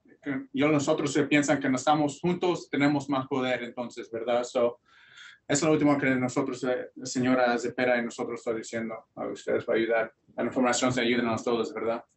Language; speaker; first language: Spanish; early bilingual, heritage; Spanish